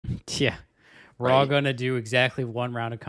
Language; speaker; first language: English; native; English